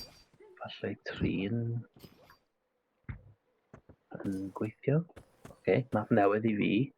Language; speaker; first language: Welsh; non-native, learner; English